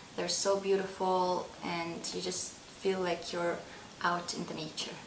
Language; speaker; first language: English; non-native, fluent; Russian